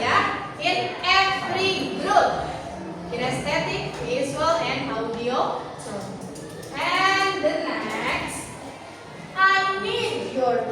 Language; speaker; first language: English; non-native, learner; Indonesian